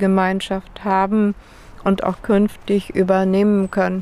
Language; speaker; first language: German; native; German